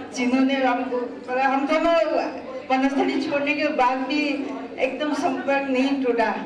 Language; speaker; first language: Hindi; non-native, local second language; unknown